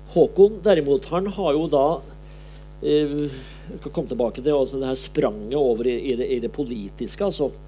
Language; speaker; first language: Norwegian; native; Norwegian